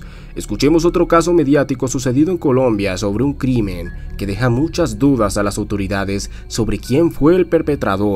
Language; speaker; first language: Spanish; native; Spanish